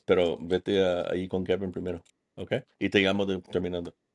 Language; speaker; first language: Spanish; non-native, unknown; English